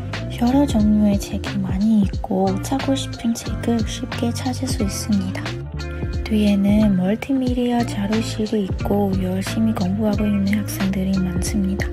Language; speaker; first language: Korean; non-native, learner; Burmese